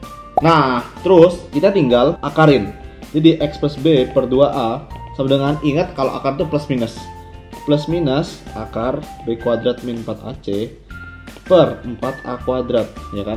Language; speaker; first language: Indonesian; native; Indonesian